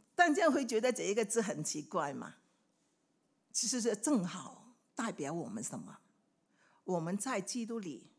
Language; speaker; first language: Chinese; non-native, local second language; Cantonese